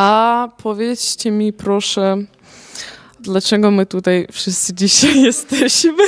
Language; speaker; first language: Polish; non-native, fluent; Ukrainian